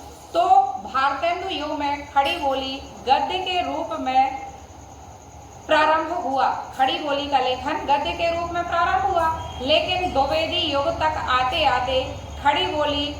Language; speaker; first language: Hindi; native; Hindi